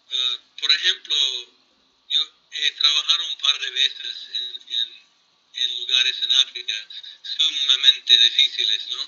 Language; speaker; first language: Spanish; non-native, fluent; English